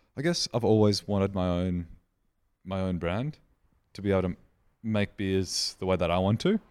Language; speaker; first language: English; native; English